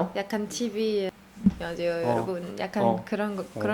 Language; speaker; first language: Korean; non-native, fluent; Arabic